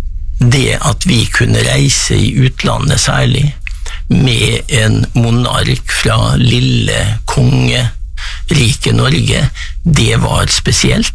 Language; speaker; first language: Norwegian; native; Norwegian